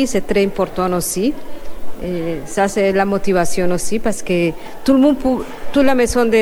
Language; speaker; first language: French; non-native, fluent; Spanish